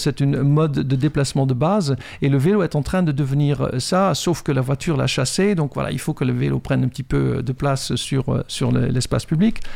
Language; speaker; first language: French; non-native, fluent; Dutch